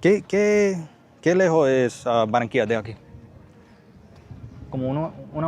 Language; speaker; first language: Spanish; non-native, learner; English